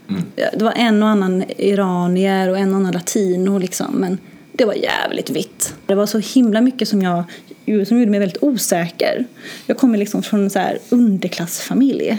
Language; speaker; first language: Swedish; early bilingual, other home language; Arabic